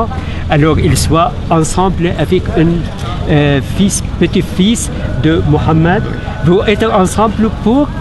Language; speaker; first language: French; non-native, learner; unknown